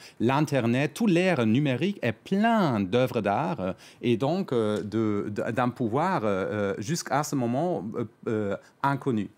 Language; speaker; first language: French; non-native, fluent; German